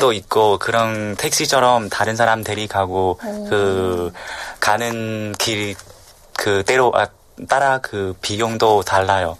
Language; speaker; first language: Korean; non-native, learner; Vietnamese